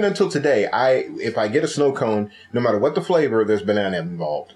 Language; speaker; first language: English; native; English